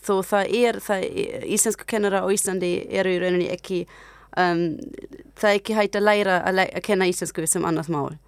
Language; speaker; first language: Icelandic; non-native, learner; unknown